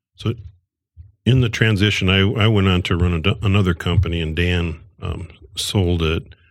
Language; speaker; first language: English; native; English